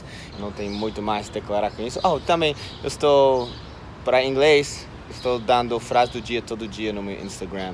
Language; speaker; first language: Portuguese; non-native, fluent; English